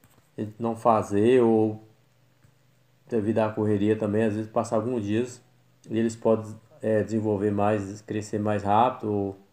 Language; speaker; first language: Portuguese; native; Portuguese